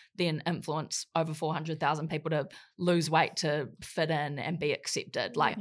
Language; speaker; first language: English; native; English